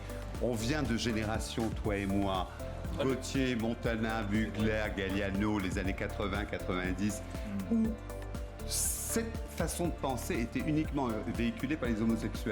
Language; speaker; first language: French; native; French